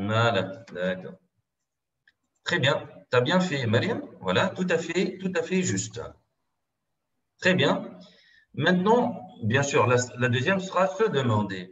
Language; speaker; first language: French; non-native, local second language; Arabic